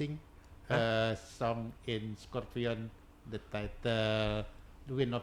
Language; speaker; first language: English; non-native, learner; Indonesian